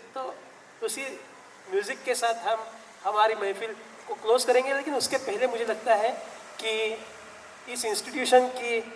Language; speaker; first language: Hindi; non-native, local second language; Marathi